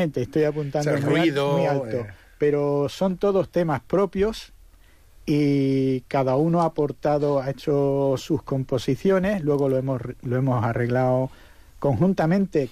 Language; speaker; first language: Spanish; native; Spanish